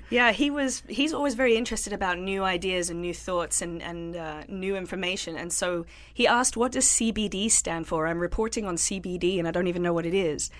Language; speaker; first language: English; native; English